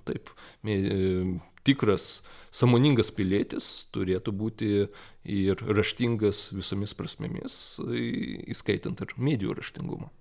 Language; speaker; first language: Lithuanian; non-native, local second language; Russian